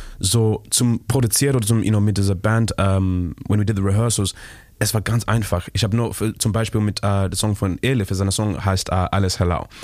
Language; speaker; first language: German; non-native, learner; Shona